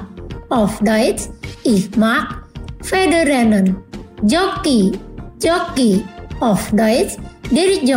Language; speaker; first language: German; non-native, fluent; Indonesian